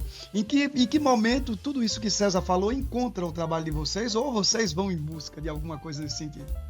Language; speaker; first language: Portuguese; native; Portuguese